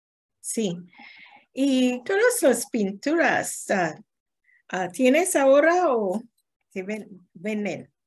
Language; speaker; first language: Spanish; non-native, learner; English